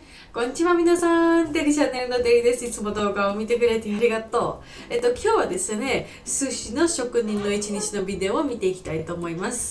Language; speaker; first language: Japanese; non-native, learner; Georgian